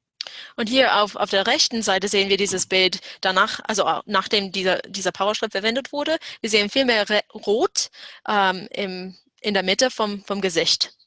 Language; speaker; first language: German; non-native, fluent; English